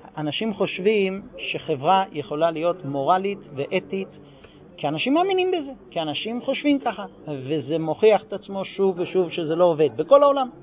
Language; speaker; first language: Hebrew; non-native, fluent; English